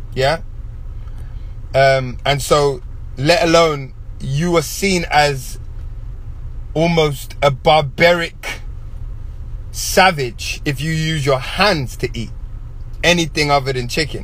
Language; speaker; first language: English; native; English